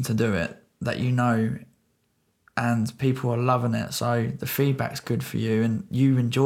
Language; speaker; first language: English; native; English